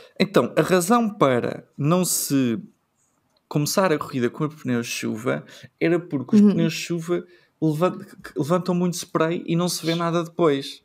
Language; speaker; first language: Portuguese; native; Portuguese